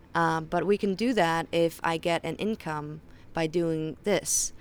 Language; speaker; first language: English; non-native, fluent; Faroese